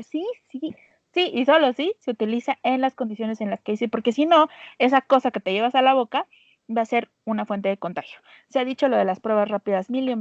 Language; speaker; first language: Spanish; native; Spanish